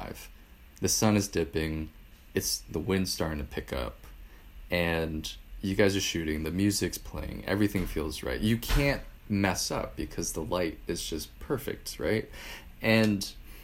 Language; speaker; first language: English; native; English